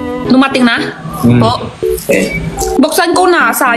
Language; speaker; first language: Filipino; non-native, learner; Chinese